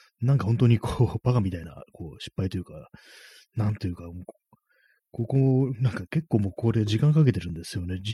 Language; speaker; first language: Japanese; native; Japanese